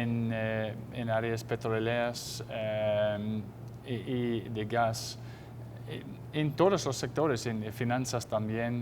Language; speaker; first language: Spanish; non-native, fluent; English